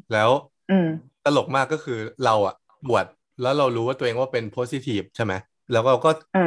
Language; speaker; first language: Thai; native; Thai